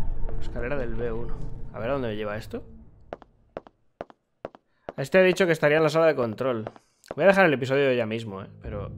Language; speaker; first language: Spanish; native; Spanish